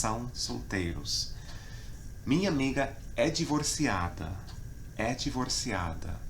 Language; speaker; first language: Portuguese; non-native, fluent; English